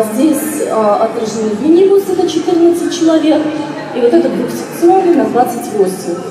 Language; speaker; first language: Russian; native; Russian